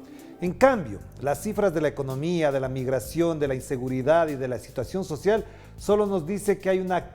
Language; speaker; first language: Spanish; native; Spanish